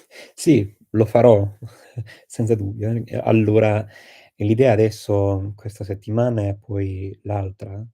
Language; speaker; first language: Italian; non-native, fluent; English